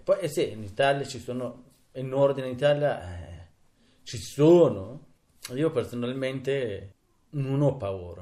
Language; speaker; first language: Italian; non-native, learner; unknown